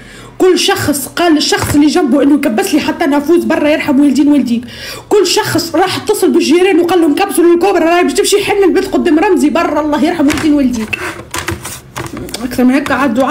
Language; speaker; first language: Arabic; native; Arabic